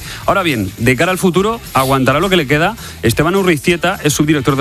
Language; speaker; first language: Spanish; native; Spanish